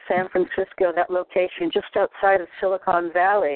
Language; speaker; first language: English; native; English